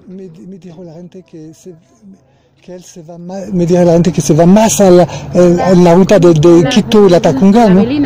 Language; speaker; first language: Spanish; non-native, learner; French